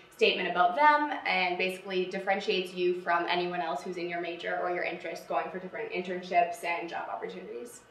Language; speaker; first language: English; native; English